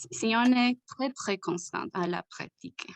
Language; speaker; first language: French; non-native, learner; Spanish